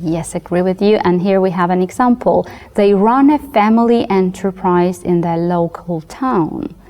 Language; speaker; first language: English; non-native, fluent; Georgian